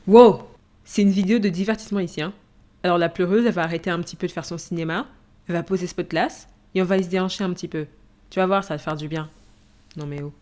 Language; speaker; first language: French; native; French